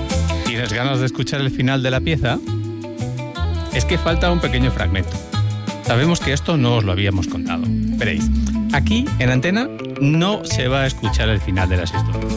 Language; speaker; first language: Spanish; native; Spanish